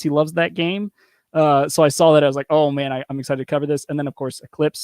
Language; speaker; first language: English; native; English